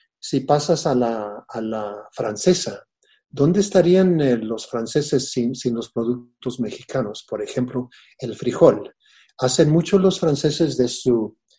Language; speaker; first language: Spanish; early bilingual, heritage; Spanish